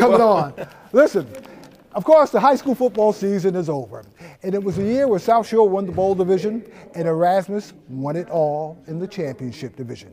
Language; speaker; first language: English; native; English